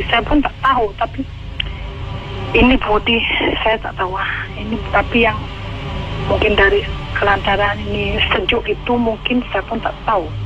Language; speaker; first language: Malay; non-native, learner; Indonesian